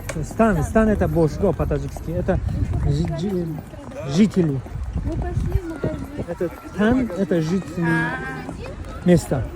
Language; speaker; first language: Russian; non-native, learner; Tajik